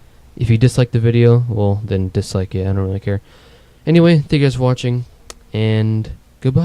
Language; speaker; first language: English; native; English